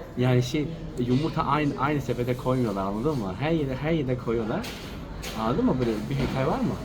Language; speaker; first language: Turkish; non-native, learner; Chinese